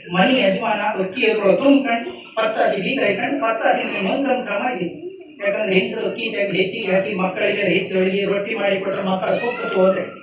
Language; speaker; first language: Kannada; native; Kannada